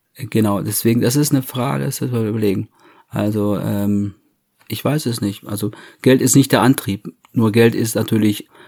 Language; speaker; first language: German; non-native, fluent; English